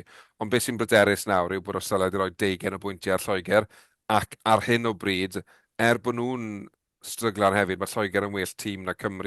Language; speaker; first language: Welsh; native; Welsh